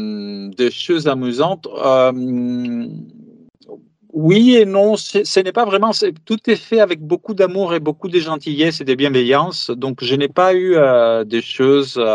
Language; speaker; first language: French; non-native, fluent; Greek